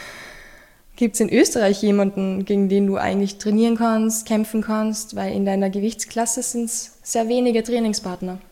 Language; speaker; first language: German; native; German